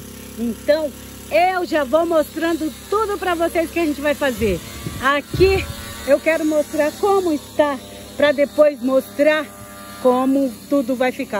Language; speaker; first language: Portuguese; native; Portuguese